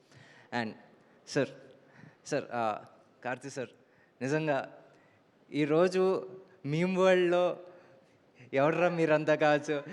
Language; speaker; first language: Telugu; native; Telugu